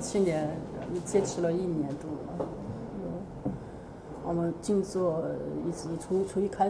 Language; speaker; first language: Chinese; native; Chinese